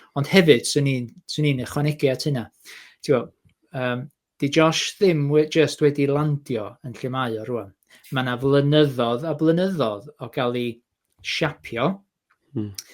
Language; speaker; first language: Welsh; native; Welsh